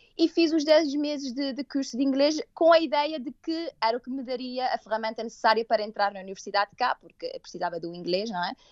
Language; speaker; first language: Portuguese; native; Portuguese